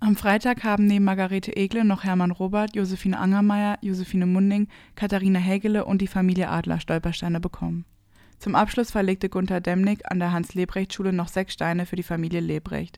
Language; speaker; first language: German; native; German